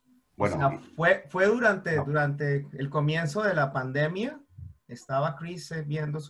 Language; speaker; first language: Spanish; native; Spanish